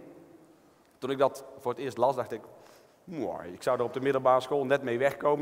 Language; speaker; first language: Dutch; native; Dutch